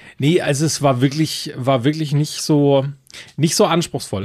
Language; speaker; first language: German; native; German